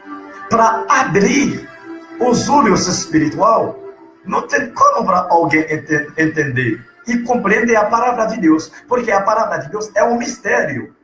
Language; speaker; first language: Portuguese; non-native, learner; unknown